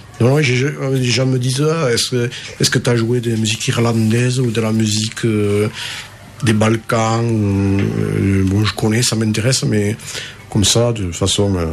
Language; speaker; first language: French; native; French